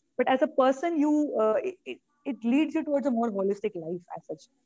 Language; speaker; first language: English; non-native, local second language; Malayalam